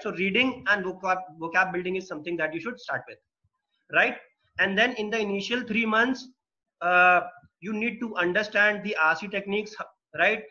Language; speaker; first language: English; non-native, local second language; Hindi